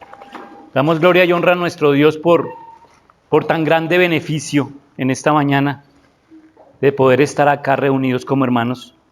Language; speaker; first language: Spanish; native; Spanish